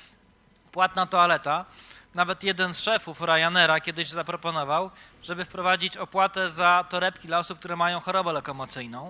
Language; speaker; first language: Polish; native; Polish